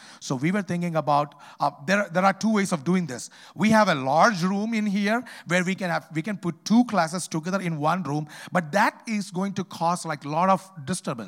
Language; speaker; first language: English; non-native, local second language; Malayalam